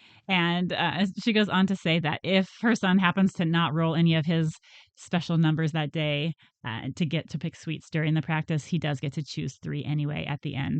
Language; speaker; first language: English; native; English